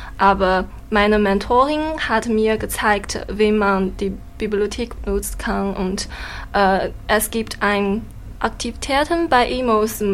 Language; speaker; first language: German; non-native, learner; Chinese